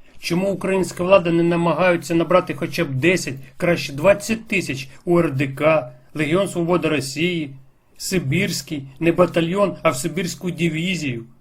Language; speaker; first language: Ukrainian; non-native, local second language; Russian